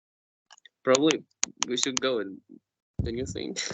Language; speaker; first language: English; non-native, learner; Spanish